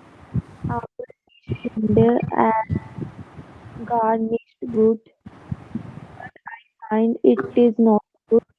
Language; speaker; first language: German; non-native, learner; Hindi